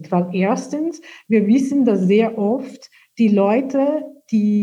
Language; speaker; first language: German; non-native, fluent; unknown